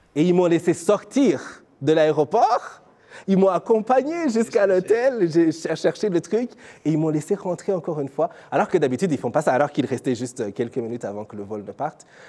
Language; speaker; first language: French; non-native, local second language; Kinyarwanda